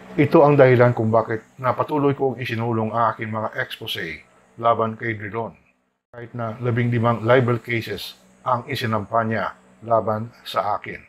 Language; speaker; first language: Filipino; non-native, local second language; Hiligaynon